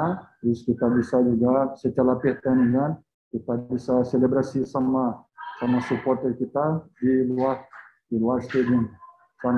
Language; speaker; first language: Indonesian; non-native, fluent; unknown